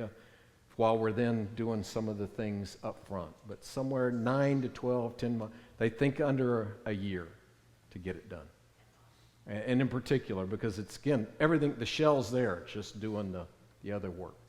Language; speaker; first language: English; native; English